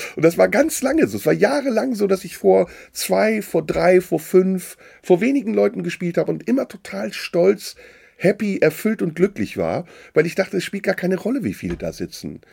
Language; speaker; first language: German; early bilingual, other home language; Turkish